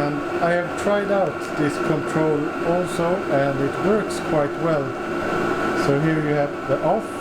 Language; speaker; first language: English; non-native, fluent; Swedish